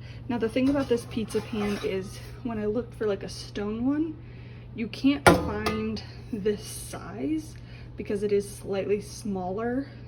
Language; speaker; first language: English; native; English